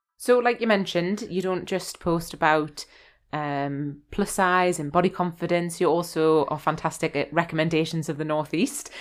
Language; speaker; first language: English; native; English